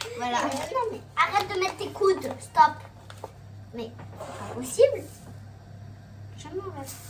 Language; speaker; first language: French; native; French